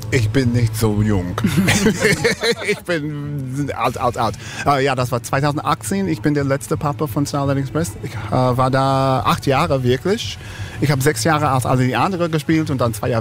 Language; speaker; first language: German; non-native, learner; English